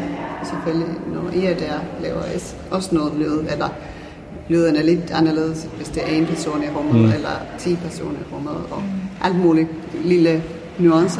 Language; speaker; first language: Danish; non-native, fluent; Finnish